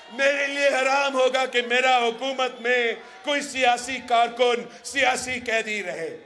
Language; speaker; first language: Urdu; early bilingual, heritage; Urdu